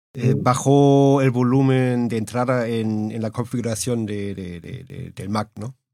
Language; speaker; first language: Spanish; early bilingual, heritage; Spanish